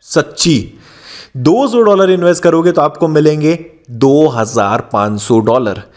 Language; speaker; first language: Hindi; native; Hindi